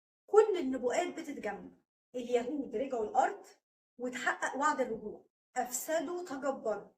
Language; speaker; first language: Arabic; native; Arabic